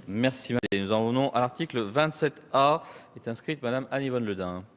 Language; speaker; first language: French; native; French